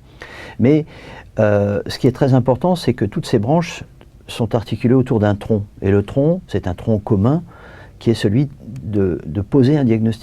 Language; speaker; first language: French; native; French